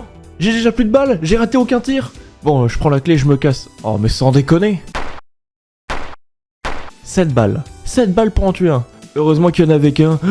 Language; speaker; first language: French; native; French